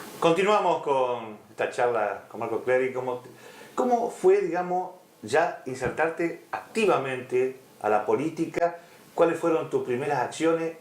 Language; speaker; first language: Spanish; native; Spanish